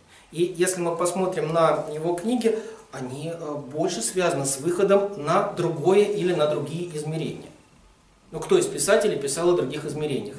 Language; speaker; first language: Russian; native; Russian